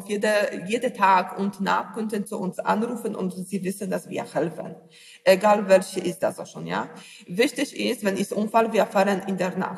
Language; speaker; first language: German; non-native, learner; Polish